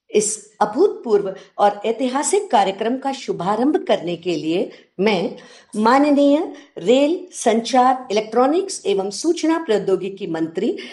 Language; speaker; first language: Hindi; native; Hindi